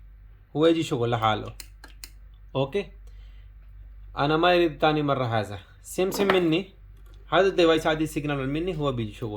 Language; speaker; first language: Arabic; non-native, learner; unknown